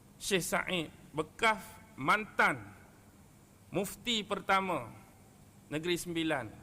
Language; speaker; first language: Malay; native; Malay